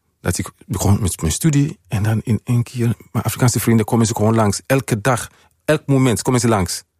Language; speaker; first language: Dutch; non-native, fluent; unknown